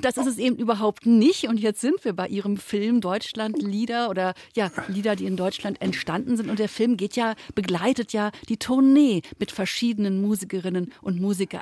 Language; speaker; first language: German; native; German